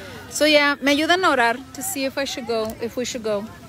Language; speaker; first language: English; early bilingual, other home language; Spanish